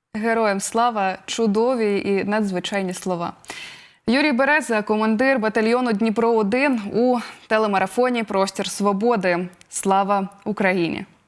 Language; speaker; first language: Ukrainian; native; Ukrainian